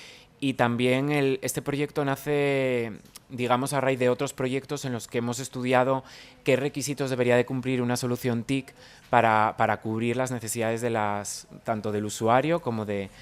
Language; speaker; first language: Spanish; native; Spanish